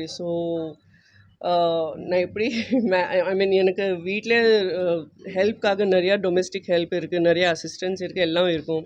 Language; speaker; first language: Tamil; non-native, fluent; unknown